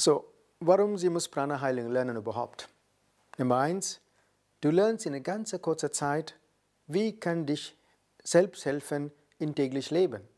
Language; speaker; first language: German; non-native, learner; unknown